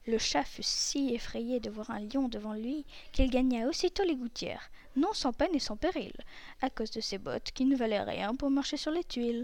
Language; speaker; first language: French; native; French